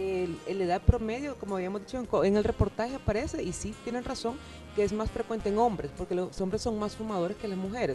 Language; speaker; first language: Spanish; native; Spanish